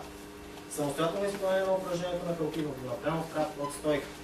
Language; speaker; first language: Bulgarian; native; Bulgarian